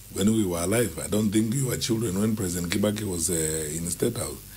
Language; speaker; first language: English; non-native, local second language; Swahili